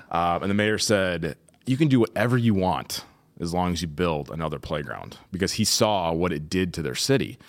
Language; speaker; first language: English; native; English